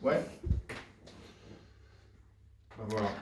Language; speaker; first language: French; native; French